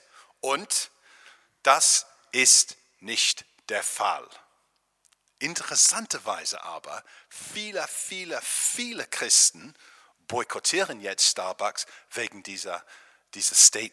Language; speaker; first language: German; non-native, fluent; English